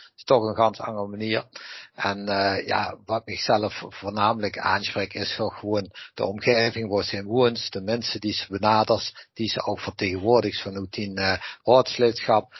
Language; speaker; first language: Dutch; native; Dutch